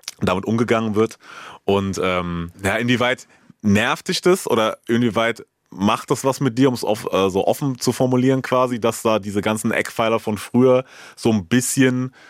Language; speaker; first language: German; native; German